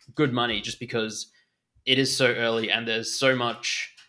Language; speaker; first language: English; native; English